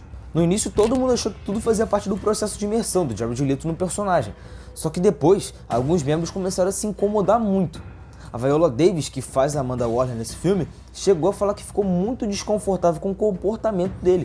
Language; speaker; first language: Portuguese; native; Portuguese